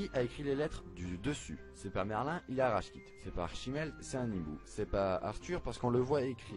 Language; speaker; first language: French; native; French